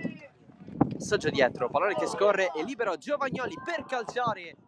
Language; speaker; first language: Italian; native; Italian